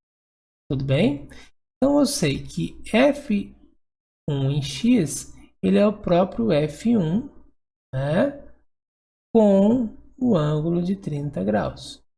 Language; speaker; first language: Portuguese; native; Portuguese